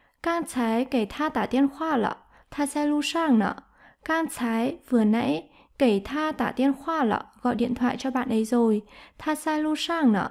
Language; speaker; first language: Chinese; non-native, fluent; Vietnamese